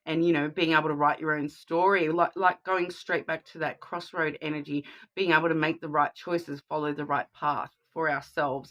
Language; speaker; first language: English; native; English